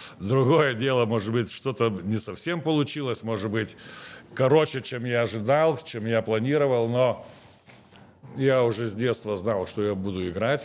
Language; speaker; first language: Russian; non-native, local second language; Lithuanian